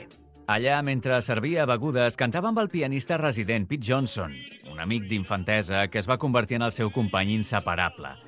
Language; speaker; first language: Catalan; native; Catalan